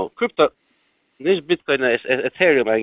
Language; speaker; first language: German; non-native, fluent; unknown